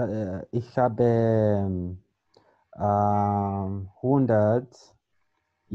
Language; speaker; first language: German; non-native, learner; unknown